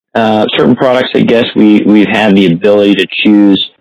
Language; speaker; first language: English; native; English